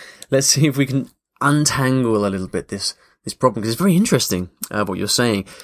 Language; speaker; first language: English; native; English